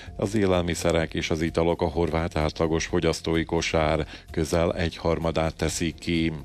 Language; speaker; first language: Hungarian; native; Hungarian